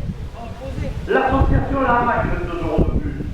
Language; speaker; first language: French; native; French